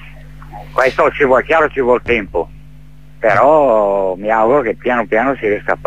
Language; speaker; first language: Italian; native; Italian